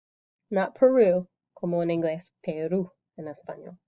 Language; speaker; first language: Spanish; non-native, fluent; English